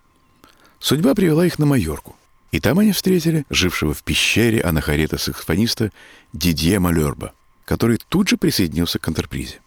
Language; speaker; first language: Russian; native; Russian